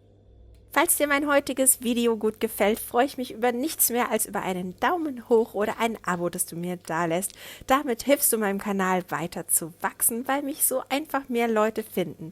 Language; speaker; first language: German; native; German